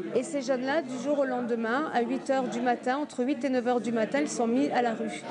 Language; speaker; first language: French; native; French